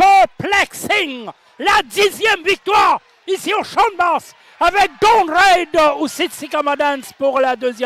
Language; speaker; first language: French; non-native, local second language; Morisyen